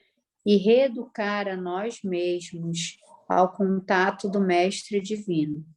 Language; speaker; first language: Portuguese; native; Portuguese